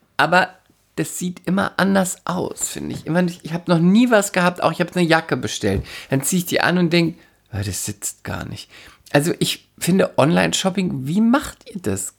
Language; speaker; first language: German; non-native, fluent; Spanish